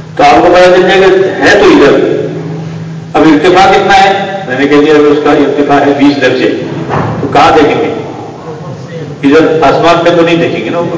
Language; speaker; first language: Urdu; non-native, local second language; Pashto